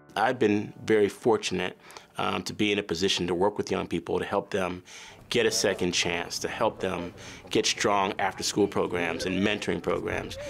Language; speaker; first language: English; native; English